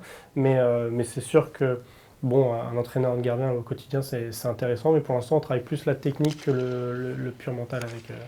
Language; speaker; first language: French; native; French